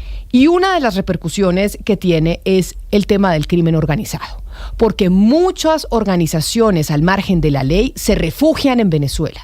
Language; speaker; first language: Spanish; native; Spanish